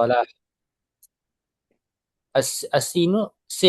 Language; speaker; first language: Arabic; non-native, learner; Indonesian